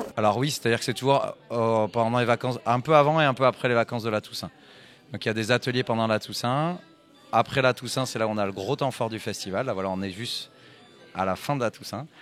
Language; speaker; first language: French; native; French